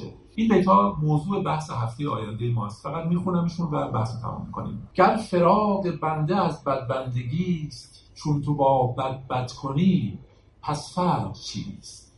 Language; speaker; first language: Persian; native; Persian